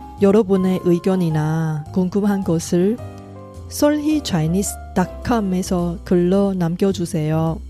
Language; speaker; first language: Korean; non-native, fluent; Chinese